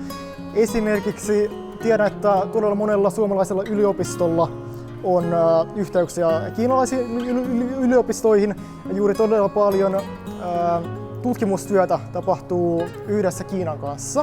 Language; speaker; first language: Finnish; non-native, fluent; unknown